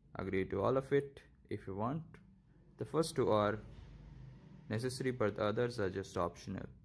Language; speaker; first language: English; non-native, local second language; Urdu